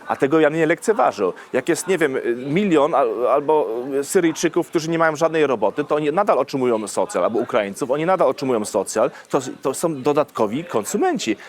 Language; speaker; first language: Polish; early bilingual, heritage; Polish